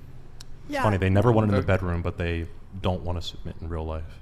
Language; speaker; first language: English; native; English